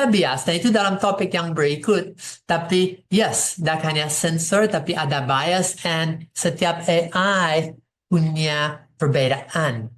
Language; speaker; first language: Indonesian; non-native, fluent; English